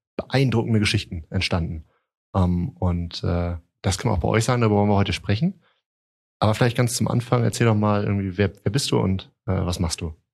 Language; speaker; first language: German; native; German